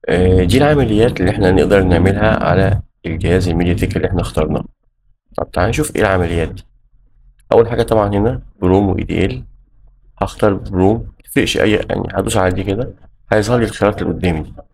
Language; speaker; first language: Arabic; native; Arabic